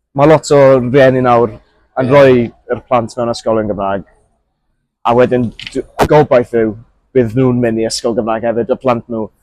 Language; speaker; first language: Welsh; non-native, local second language; English